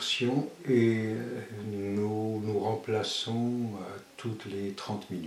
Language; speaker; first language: French; early bilingual, other home language; Spanish